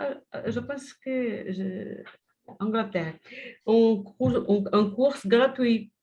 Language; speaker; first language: French; non-native, learner; Portuguese